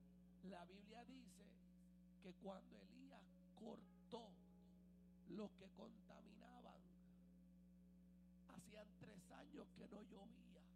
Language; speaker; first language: Spanish; native; Spanish